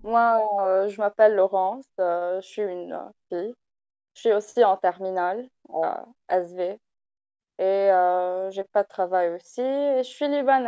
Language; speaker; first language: French; non-native, local second language; Arabic